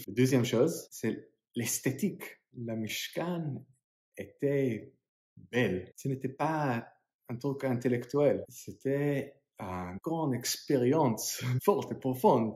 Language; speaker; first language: French; non-native, fluent; English